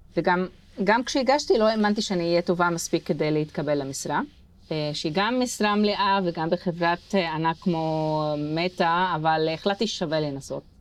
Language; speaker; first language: Hebrew; non-native, local second language; Arabic